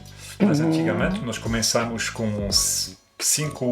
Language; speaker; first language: Portuguese; non-native, fluent; French